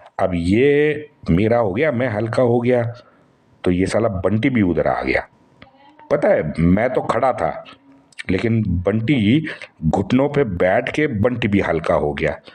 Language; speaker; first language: Hindi; non-native, local second language; Marathi